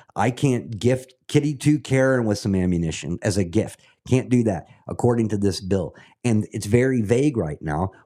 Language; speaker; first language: English; native; English